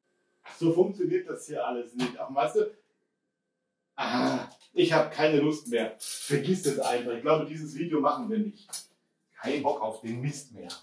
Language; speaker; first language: German; native; German